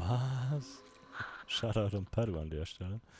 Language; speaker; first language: German; native; German